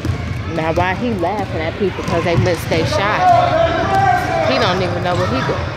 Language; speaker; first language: English; native; English